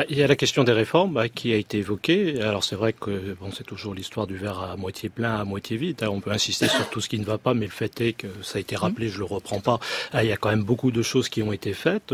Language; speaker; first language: French; native; French